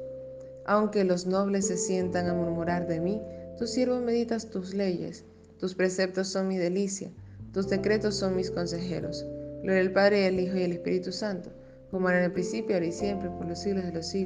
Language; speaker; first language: Spanish; native; Spanish